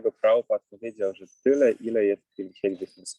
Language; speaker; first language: Polish; native; Polish